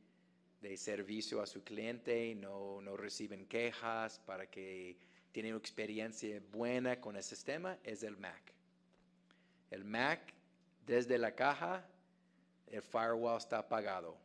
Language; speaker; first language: Spanish; non-native, fluent; English